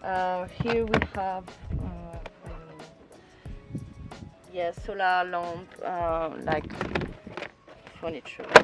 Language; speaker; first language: English; non-native, learner; French